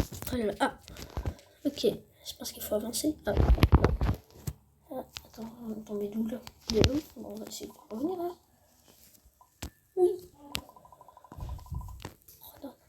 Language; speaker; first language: French; native; French